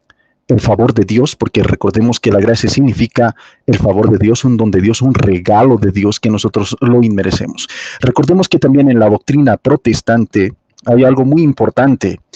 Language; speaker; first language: Spanish; native; Spanish